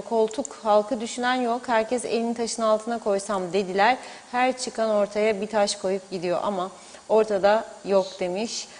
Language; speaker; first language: Turkish; native; Turkish